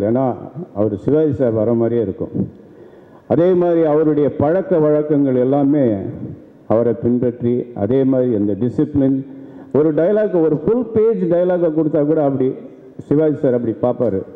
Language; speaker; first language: Tamil; native; Tamil